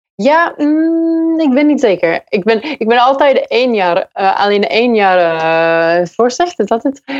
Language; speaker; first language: Dutch; non-native, learner; English